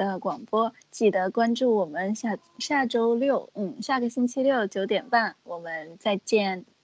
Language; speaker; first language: Chinese; non-native, learner; Japanese